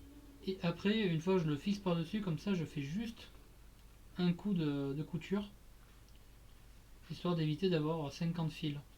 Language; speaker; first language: French; native; French